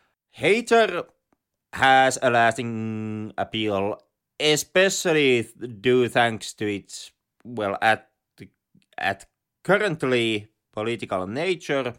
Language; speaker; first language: English; non-native, fluent; Finnish